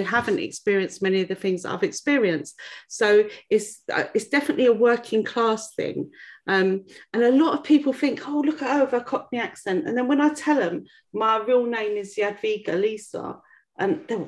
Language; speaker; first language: English; native; English